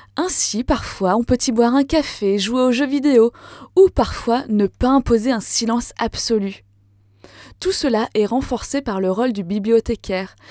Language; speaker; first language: French; native; French